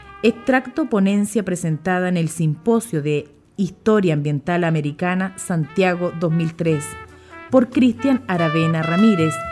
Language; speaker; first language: Spanish; native; Spanish